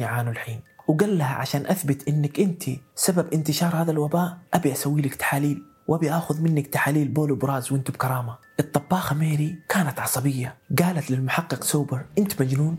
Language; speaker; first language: Arabic; native; Arabic